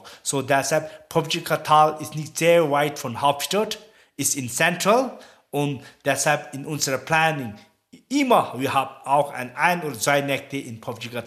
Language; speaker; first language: German; non-native, learner; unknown